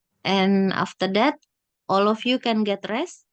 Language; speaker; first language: English; non-native, fluent; Indonesian